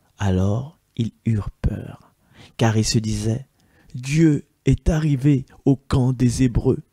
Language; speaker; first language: French; non-native, local second language; Malagasy